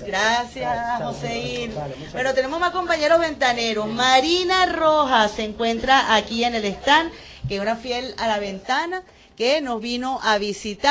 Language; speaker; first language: Spanish; native; Spanish